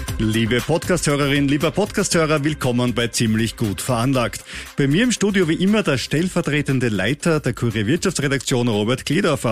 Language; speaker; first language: German; native; German